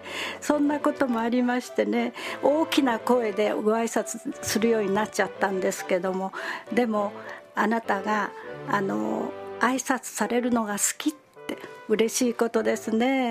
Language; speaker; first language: Japanese; native; Japanese